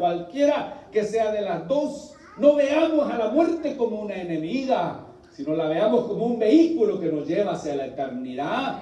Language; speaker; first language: Spanish; native; Spanish